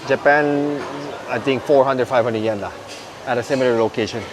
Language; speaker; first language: English; non-native, fluent; Japanese